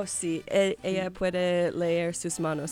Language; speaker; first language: Spanish; non-native, learner; English